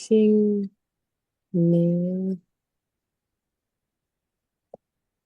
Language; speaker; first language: Chinese; non-native, learner; Indonesian